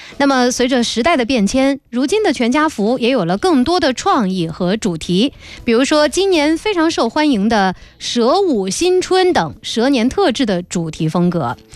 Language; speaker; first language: Chinese; native; Chinese